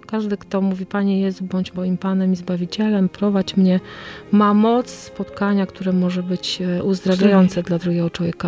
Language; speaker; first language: Polish; native; Polish